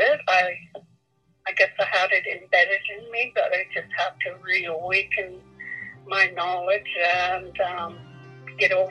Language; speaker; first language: English; non-native, fluent; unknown